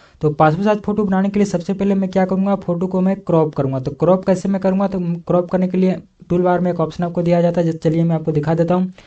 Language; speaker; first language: Hindi; native; Hindi